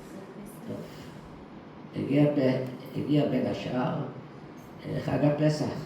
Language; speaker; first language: Hebrew; early bilingual, other home language; Dutch